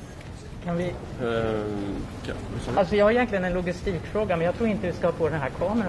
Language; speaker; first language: Swedish; native; Swedish